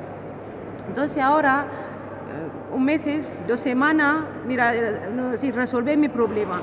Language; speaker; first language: Spanish; non-native, learner; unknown